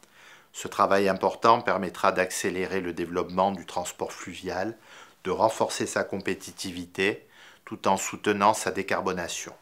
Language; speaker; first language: French; native; French